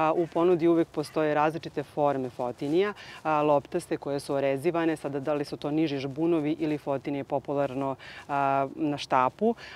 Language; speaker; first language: Croatian; native; Croatian